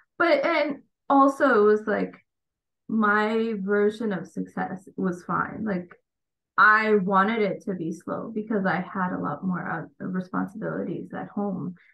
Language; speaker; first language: English; early bilingual, other home language; Bangla